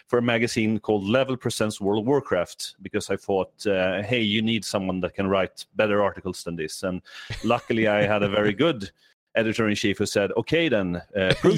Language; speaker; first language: English; non-native, fluent; Swedish